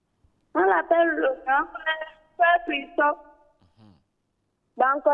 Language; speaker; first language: French; non-native, learner; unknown